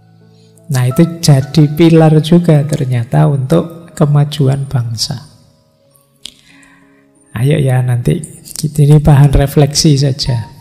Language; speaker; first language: Indonesian; non-native, local second language; Javanese